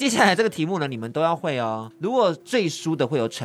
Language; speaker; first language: Chinese; native; Chinese